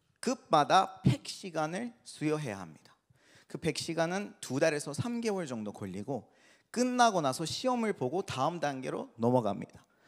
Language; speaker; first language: Korean; non-native, fluent; Persian